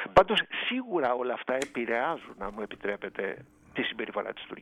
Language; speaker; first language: Greek; native; Greek